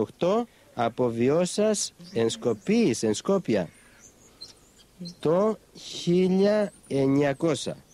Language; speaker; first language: Greek; native; Greek